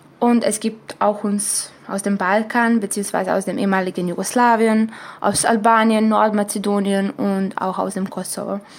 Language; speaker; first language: German; non-native, fluent; Serbian